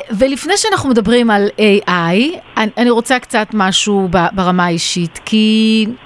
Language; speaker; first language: Hebrew; native; Hebrew